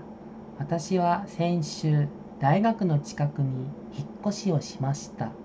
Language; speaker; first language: Japanese; non-native, fluent; Indonesian